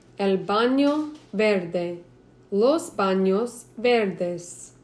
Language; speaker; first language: Spanish; non-native, learner; English